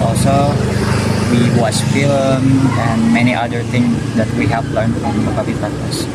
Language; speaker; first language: English; non-native, learner; Indonesian